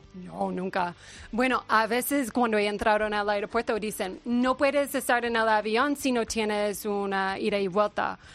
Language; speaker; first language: Spanish; non-native, fluent; English